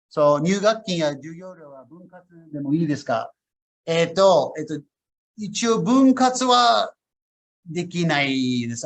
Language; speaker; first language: Japanese; non-native, fluent; English